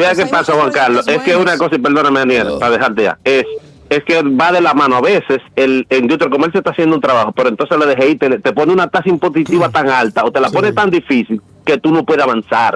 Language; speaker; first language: Spanish; native; Spanish